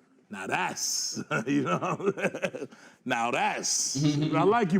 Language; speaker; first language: English; native; English